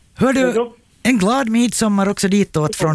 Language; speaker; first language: Swedish; native; Swedish